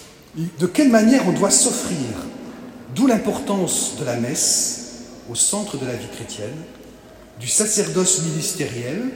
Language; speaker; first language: French; native; French